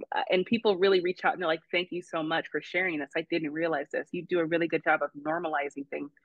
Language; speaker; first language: English; native; English